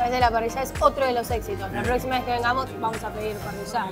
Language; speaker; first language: Spanish; native; Spanish